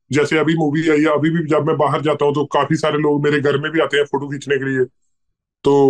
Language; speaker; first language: Hindi; native; Hindi